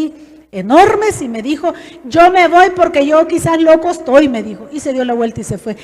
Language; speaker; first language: Spanish; native; Spanish